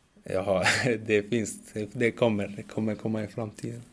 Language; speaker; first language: Swedish; early bilingual, other home language; Macedonian